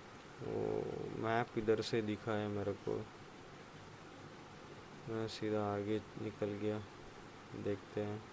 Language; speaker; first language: Hindi; non-native, local second language; Malayalam